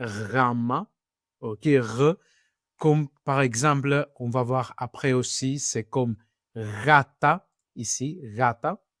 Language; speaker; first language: French; non-native, fluent; Greek